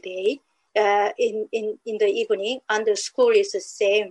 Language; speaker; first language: English; non-native, learner; Korean